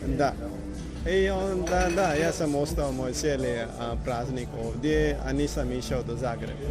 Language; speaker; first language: Croatian; non-native, learner; Punjabi